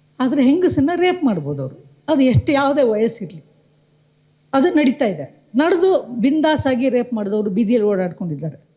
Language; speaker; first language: Kannada; native; Kannada